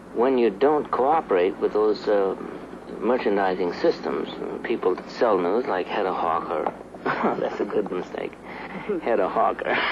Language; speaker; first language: English; native; English